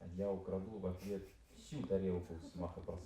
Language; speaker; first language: Russian; native; Russian